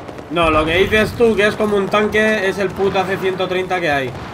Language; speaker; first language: Spanish; native; Spanish